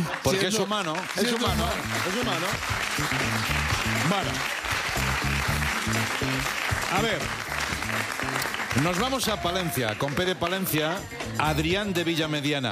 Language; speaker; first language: Spanish; native; Spanish